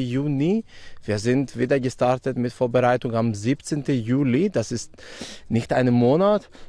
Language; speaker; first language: German; non-native, fluent; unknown